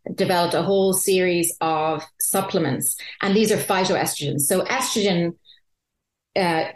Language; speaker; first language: English; native; English